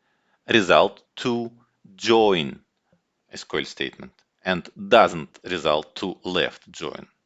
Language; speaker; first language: English; non-native, fluent; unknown